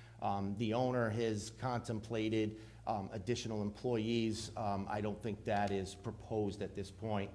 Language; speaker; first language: English; native; English